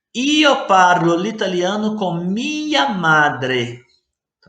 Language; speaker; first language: Italian; non-native, learner; Portuguese